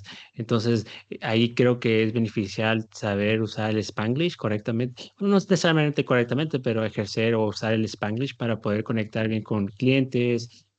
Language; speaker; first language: Spanish; early bilingual, heritage; Spanish